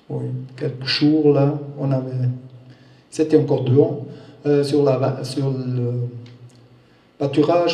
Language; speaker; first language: French; non-native, learner; German